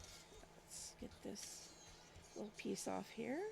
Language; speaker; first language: English; native; English